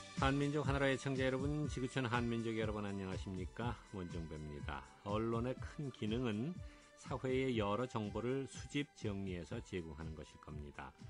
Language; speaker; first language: Korean; native; Korean